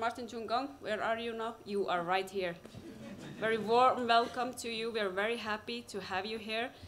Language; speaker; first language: English; non-native, fluent; Icelandic